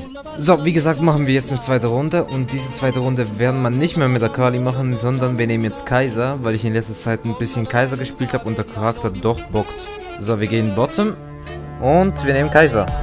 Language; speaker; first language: German; native; German